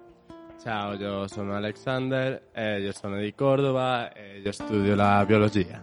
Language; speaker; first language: Italian; non-native, learner; Spanish